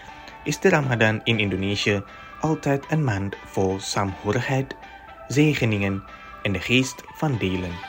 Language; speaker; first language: Dutch; non-native, fluent; Indonesian